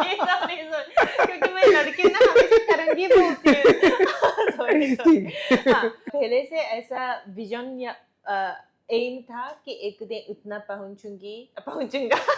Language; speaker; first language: Hindi; non-native, fluent; Japanese